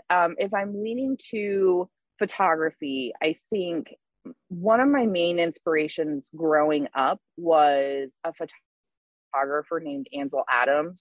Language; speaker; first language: English; native; English